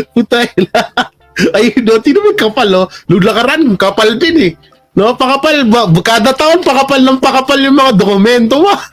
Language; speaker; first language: Filipino; native; Filipino